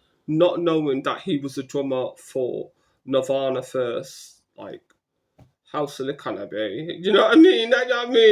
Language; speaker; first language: English; native; English